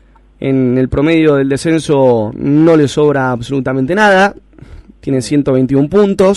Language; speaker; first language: Spanish; native; Spanish